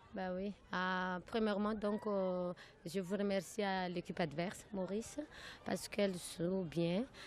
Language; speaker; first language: French; non-native, local second language; Malagasy